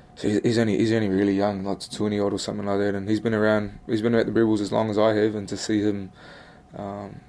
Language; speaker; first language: English; native; English